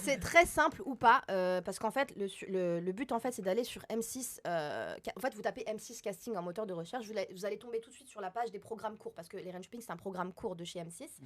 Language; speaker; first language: French; native; French